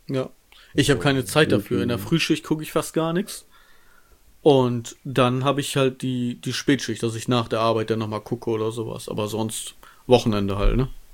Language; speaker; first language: German; native; German